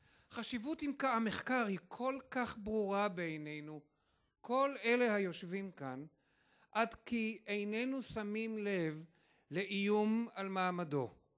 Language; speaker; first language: Hebrew; native; Hebrew